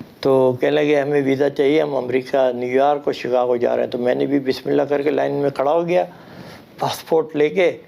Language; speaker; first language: Urdu; native; Urdu